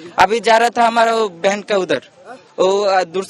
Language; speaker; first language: Hindi; non-native, learner; Bangla